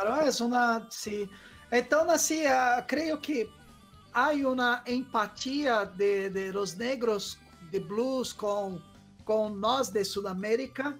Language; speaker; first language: Spanish; non-native, fluent; Portuguese